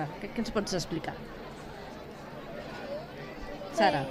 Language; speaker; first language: Catalan; native; Catalan